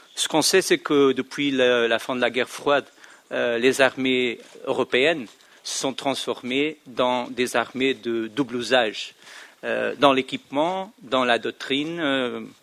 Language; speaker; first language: French; non-native, fluent; Portuguese